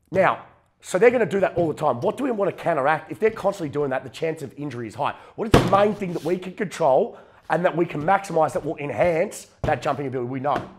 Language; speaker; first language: English; native; English